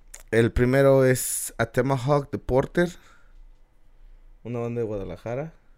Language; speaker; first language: Spanish; native; Spanish